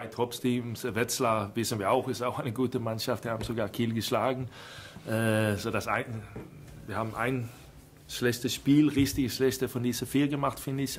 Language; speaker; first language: German; non-native, fluent; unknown